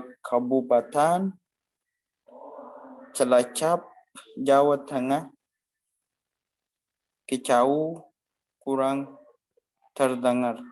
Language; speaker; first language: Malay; non-native, learner; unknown